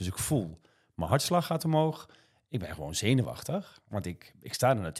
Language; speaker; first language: Dutch; native; Dutch